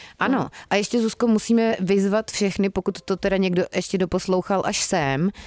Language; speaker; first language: Czech; native; Czech